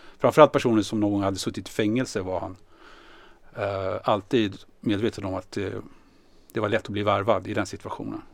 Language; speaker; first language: Swedish; native; Swedish